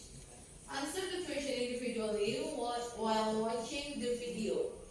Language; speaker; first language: English; non-native, learner; Indonesian